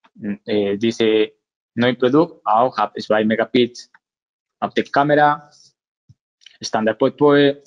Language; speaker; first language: German; non-native, learner; Spanish